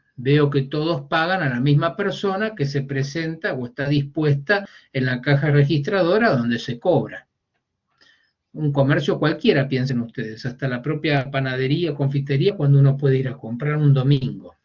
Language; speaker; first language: Spanish; native; Spanish